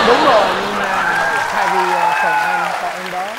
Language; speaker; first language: Vietnamese; non-native, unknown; English